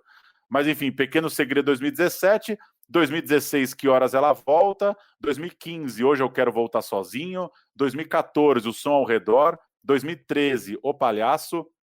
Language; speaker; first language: Portuguese; native; Portuguese